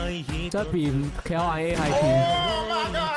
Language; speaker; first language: Chinese; native; Chinese